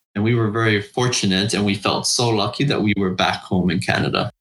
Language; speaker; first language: English; non-native, fluent; Spanish